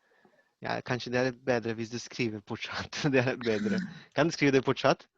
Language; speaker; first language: Norwegian; non-native, learner; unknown